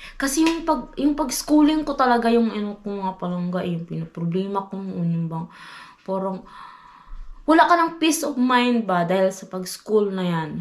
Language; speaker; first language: Filipino; non-native, local second language; Cebuano